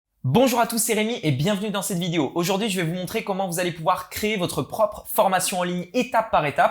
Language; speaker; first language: French; native; French